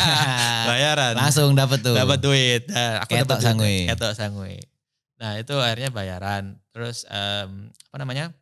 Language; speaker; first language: Indonesian; native; Indonesian